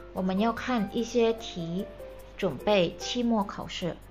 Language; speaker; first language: Chinese; non-native, fluent; Indonesian